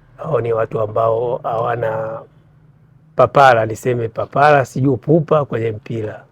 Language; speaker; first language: Swahili; native; Swahili